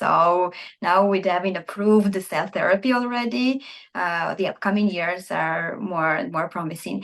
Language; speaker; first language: English; non-native, fluent; Armenian